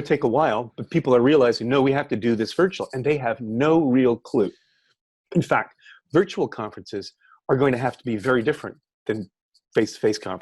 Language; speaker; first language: English; native; English